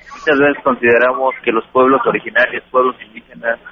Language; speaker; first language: Spanish; native; Spanish